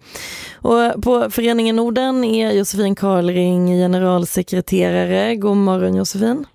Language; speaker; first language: Swedish; native; Swedish